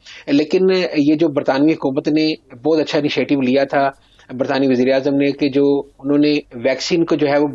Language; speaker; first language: Urdu; native; Urdu